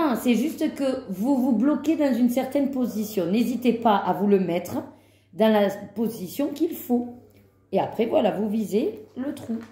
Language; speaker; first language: French; native; French